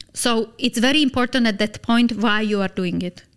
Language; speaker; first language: English; non-native, fluent; Slovak